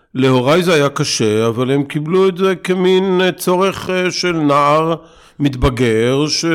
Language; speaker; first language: Hebrew; native; Hebrew